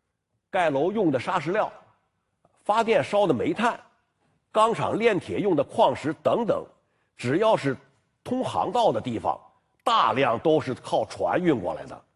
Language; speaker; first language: Chinese; native; Chinese